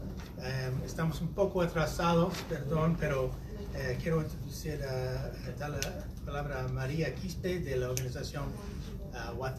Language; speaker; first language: Spanish; non-native, fluent; English